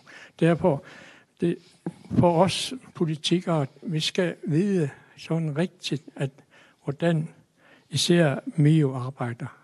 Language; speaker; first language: Danish; non-native, local second language; Kalaallisut